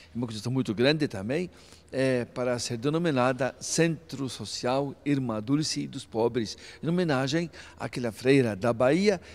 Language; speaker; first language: Portuguese; non-native, fluent; Maltese